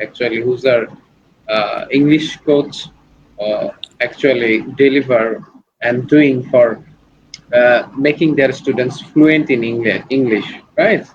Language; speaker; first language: English; non-native, learner; Bangla